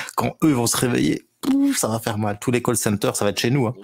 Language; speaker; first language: French; native; French